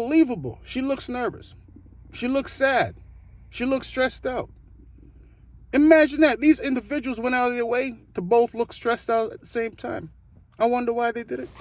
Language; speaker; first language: English; native; English